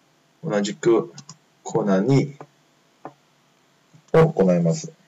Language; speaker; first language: Japanese; non-native, fluent; Chinese